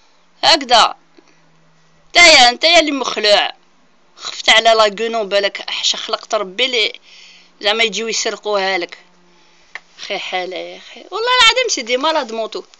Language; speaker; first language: Arabic; native; Arabic